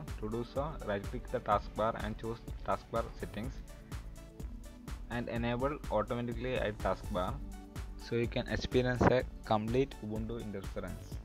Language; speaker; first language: English; non-native, fluent; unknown